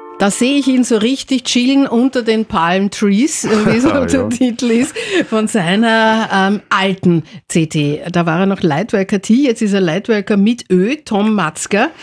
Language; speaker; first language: German; native; German